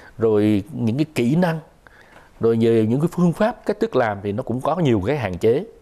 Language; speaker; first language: Vietnamese; native; Vietnamese